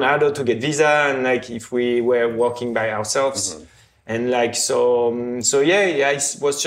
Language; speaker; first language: English; non-native, fluent; French